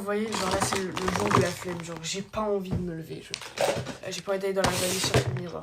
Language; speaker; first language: French; native; French